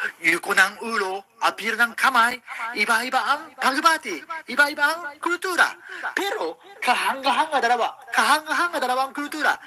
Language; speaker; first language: Filipino; non-native, learner; Japanese